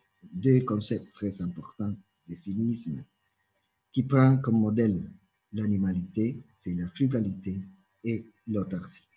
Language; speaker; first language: French; non-native, fluent; Spanish